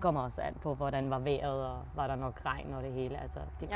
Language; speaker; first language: Danish; early bilingual, heritage; German